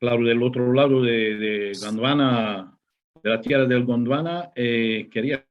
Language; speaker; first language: Spanish; non-native, fluent; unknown